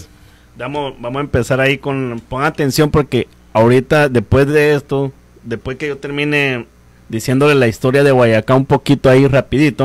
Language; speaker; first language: Spanish; native; Spanish